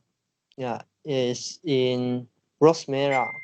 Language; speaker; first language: English; non-native, learner; Chinese